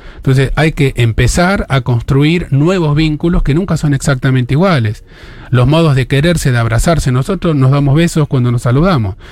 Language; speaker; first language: Spanish; native; Spanish